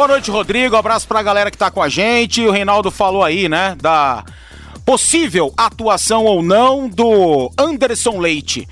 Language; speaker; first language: Portuguese; native; Portuguese